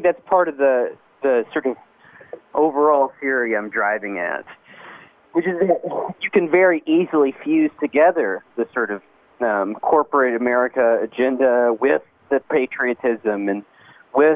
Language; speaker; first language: English; native; English